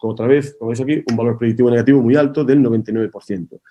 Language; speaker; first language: Spanish; native; Spanish